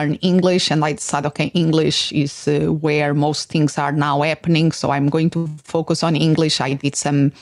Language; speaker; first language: English; non-native, fluent; Portuguese